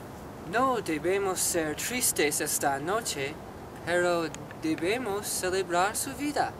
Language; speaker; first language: Spanish; non-native, learner; English